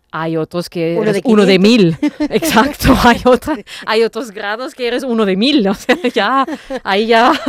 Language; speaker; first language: Spanish; non-native, fluent; German